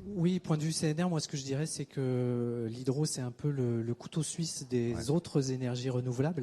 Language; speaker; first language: French; native; French